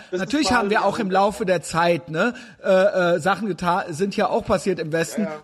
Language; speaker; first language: German; native; German